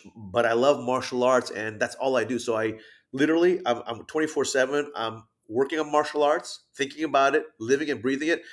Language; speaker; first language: English; early bilingual, other home language; Thai